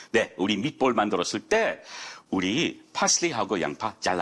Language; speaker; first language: Korean; non-native, learner; English